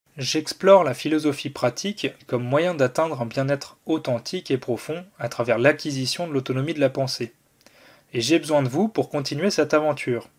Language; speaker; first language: French; native; French